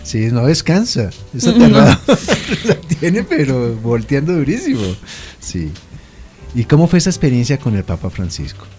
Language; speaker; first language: Spanish; native; Spanish